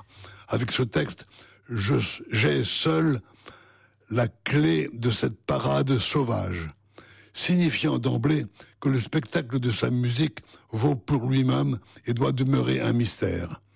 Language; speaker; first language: French; native; French